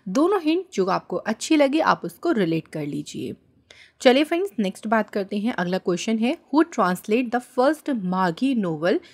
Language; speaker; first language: Hindi; native; Hindi